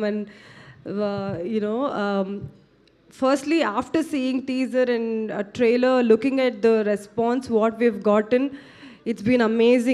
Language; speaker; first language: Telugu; non-native, fluent; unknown